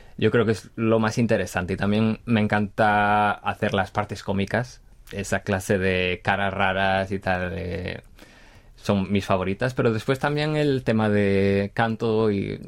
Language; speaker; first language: Spanish; native; Spanish